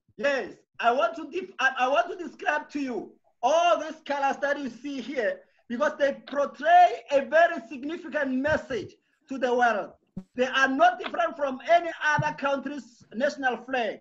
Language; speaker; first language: English; non-native, local second language; Northern Sotho